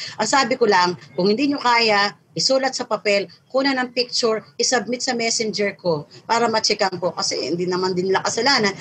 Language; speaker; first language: Filipino; native; Filipino